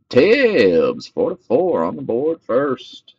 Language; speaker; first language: English; native; English